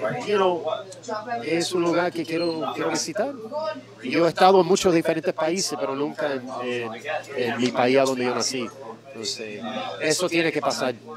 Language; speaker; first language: Spanish; early bilingual, heritage; Spanish